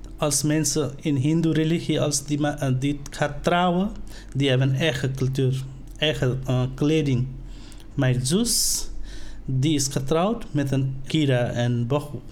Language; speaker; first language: Dutch; non-native, learner; Nepali